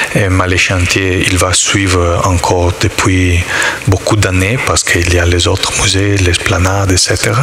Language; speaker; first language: French; non-native, learner; Italian